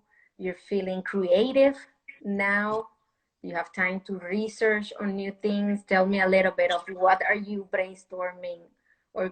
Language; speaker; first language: English; non-native, fluent; Spanish